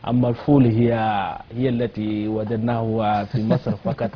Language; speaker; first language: Arabic; non-native, fluent; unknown